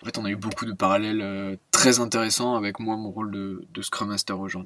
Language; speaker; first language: French; native; French